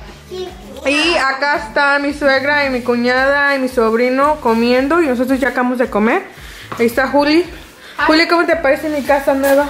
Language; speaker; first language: Spanish; early bilingual, heritage; Spanish